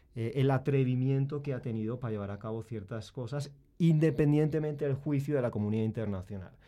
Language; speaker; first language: Spanish; native; Spanish